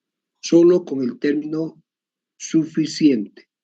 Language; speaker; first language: Spanish; native; Spanish